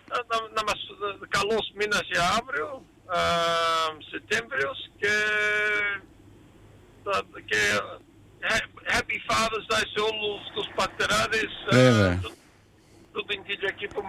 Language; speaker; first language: Greek; early bilingual, heritage; Greek